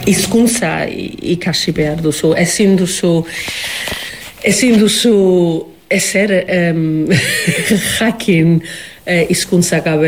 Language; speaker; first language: Basque; non-native, fluent; Welsh